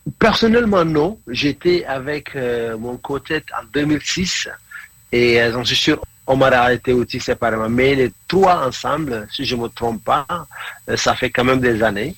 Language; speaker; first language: French; non-native, local second language; Mandingo